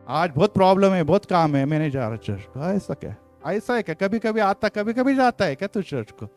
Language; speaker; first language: Hindi; non-native, local second language; Marathi